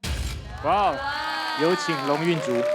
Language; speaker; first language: Chinese; native; Chinese